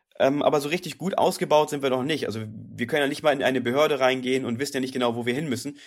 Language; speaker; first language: German; native; German